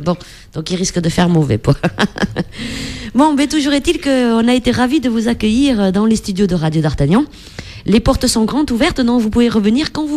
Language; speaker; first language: French; native; French